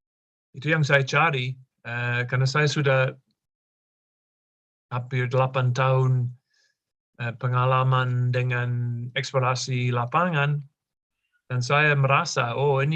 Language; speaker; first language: Indonesian; non-native, fluent; English